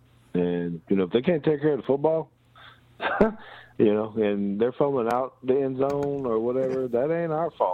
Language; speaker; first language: English; native; English